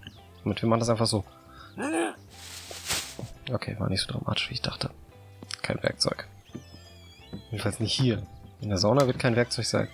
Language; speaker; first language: German; native; German